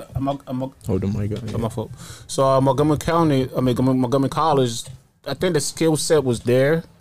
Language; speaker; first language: English; early bilingual, other home language; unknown